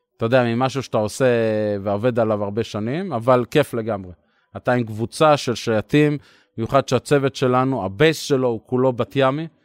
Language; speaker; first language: Hebrew; native; Hebrew